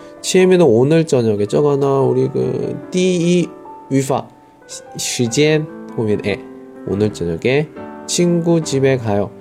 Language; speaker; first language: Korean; non-native, learner; Chinese